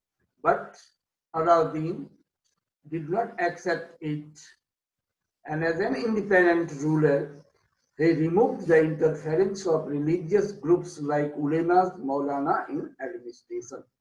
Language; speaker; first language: English; non-native, local second language; Hindi